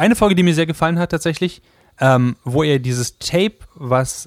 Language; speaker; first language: German; native; German